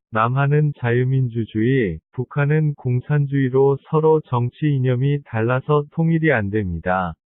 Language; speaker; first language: Korean; non-native, learner; Vietnamese